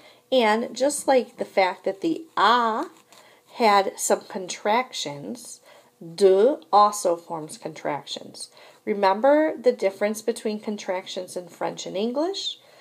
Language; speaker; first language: English; native; English